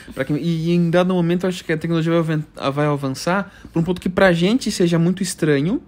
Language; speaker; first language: Portuguese; native; Portuguese